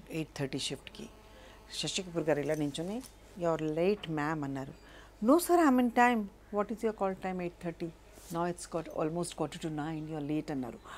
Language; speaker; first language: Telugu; non-native, local second language; Urdu